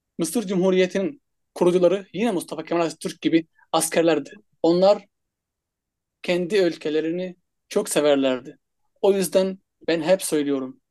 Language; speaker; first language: Turkish; non-native, fluent; Arabic